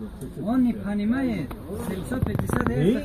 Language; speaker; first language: Russian; non-native, learner; Tajik